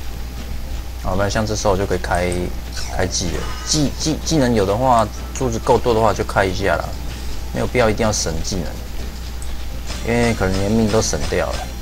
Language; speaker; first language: Chinese; native; Chinese